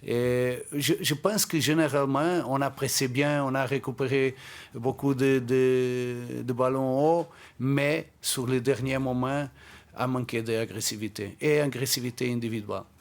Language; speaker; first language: French; non-native, fluent; Portuguese